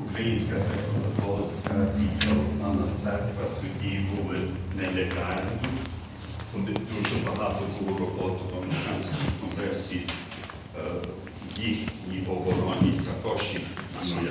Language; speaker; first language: Ukrainian; early bilingual, heritage; Ukrainian